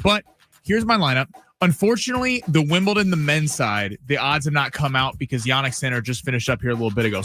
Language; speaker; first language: English; native; English